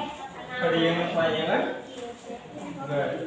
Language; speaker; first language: Indonesian; native; Indonesian